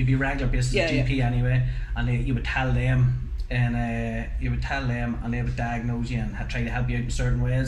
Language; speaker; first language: English; native; English